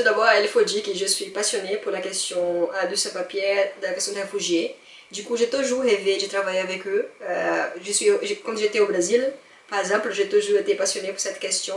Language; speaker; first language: French; non-native, fluent; Portuguese